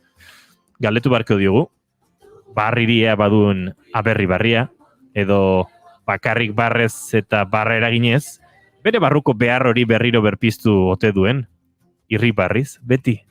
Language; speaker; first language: Basque; native; Basque